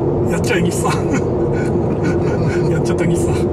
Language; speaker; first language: Japanese; native; Japanese